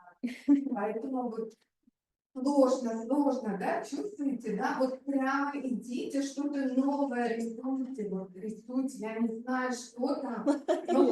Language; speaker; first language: Russian; non-native, local second language; Uzbek